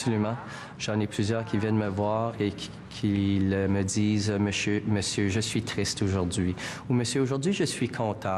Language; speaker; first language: French; non-native, fluent; English